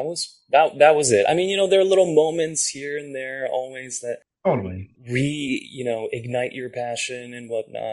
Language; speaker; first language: English; non-native, fluent; Japanese